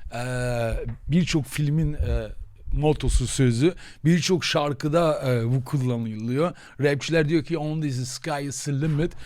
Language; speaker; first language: Turkish; native; Turkish